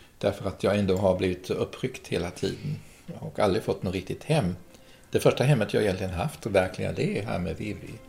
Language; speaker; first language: Swedish; early bilingual, other home language; German